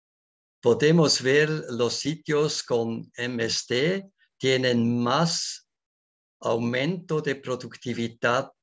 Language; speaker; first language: Spanish; non-native, learner; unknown